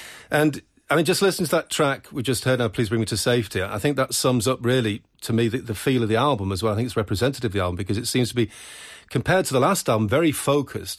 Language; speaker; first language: English; native; English